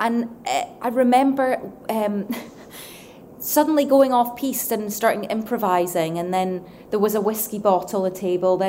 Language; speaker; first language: English; native; English